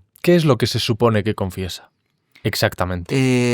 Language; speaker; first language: Spanish; native; Spanish